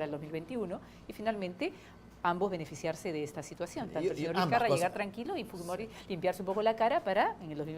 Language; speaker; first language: Spanish; native; Spanish